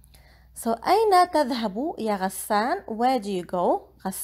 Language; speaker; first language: Arabic; non-native, fluent; English